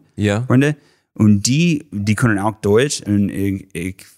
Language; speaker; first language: German; non-native, fluent; English